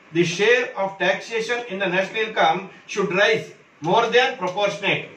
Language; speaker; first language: English; non-native, local second language; Telugu